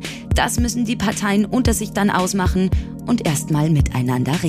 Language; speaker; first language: German; native; German